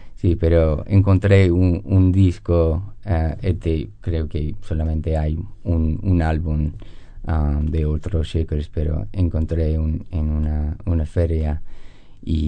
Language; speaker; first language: Spanish; non-native, learner; English